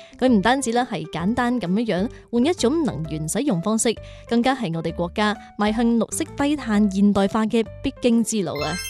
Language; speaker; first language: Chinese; non-native, local second language; Cantonese